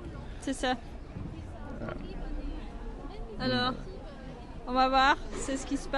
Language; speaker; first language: French; non-native, learner; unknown